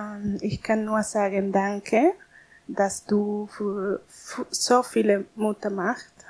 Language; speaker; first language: German; non-native, learner; Spanish